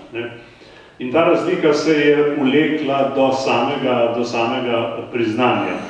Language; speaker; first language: Slovenian; native; Slovenian